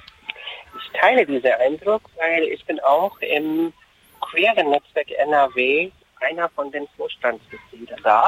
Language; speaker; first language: German; non-native, fluent; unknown